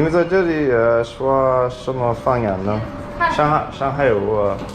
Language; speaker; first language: Chinese; non-native, fluent; English